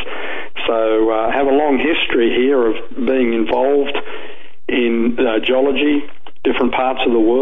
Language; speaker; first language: English; native; English